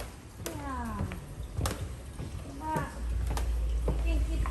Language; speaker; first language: English; non-native, fluent; Japanese